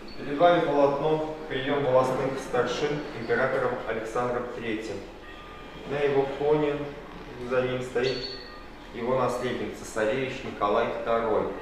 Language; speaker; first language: Russian; native; Russian